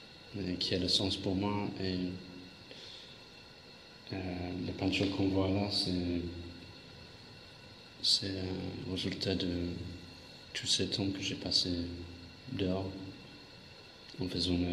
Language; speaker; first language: French; non-native, fluent; English